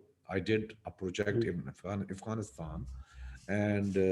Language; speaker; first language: English; non-native, local second language; Urdu